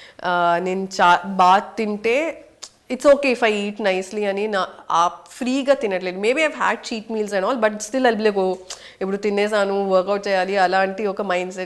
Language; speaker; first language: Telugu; non-native, local second language; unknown